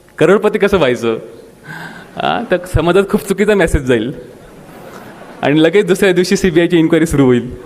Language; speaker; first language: Marathi; non-native, local second language; Bhili